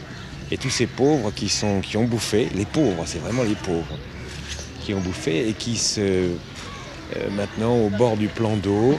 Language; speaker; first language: French; native; French